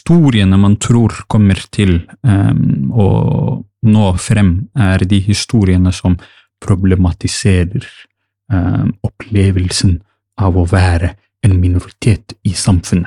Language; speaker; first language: Norwegian; non-native, fluent; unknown